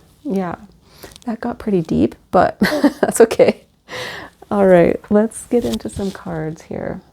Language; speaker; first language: English; native; English